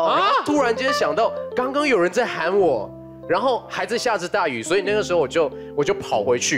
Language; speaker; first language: Chinese; native; Chinese